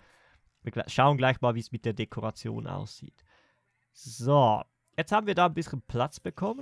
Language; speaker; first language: German; native; German